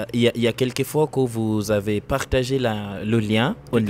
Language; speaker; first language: French; non-native, learner; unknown